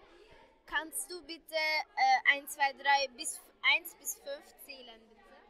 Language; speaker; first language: German; early bilingual, other home language; Turkish